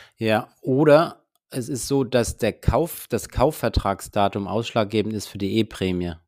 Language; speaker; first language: German; native; German